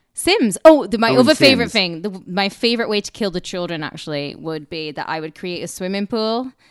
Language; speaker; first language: English; native; English